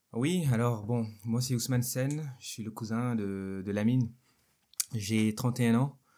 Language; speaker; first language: French; non-native, local second language; Wolof